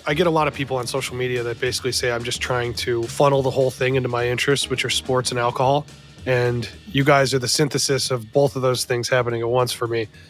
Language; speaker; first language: English; native; English